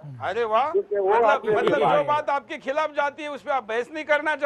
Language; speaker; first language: Hindi; native; Hindi